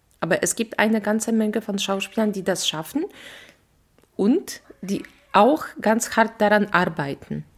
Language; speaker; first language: German; non-native, fluent; Polish